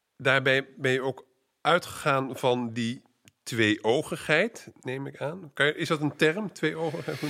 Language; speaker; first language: Dutch; native; Dutch